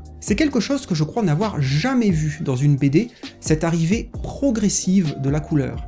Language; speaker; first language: French; native; French